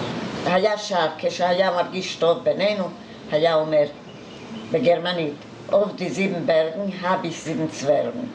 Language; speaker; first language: Hebrew; non-native, fluent; Hungarian